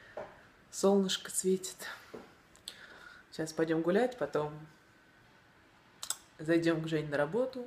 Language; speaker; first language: Russian; native; Russian